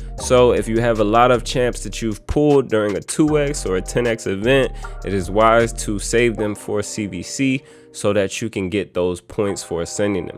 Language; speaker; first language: English; native; English